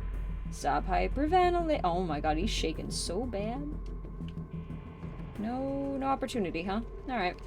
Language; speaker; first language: English; native; English